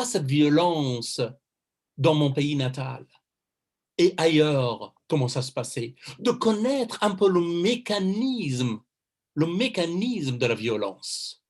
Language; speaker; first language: French; non-native, fluent; Persian